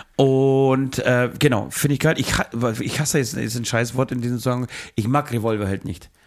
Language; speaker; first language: German; native; German